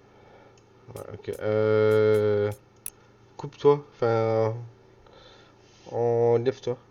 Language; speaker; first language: French; native; French